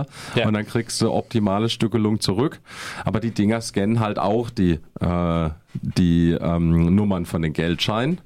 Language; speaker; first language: German; native; German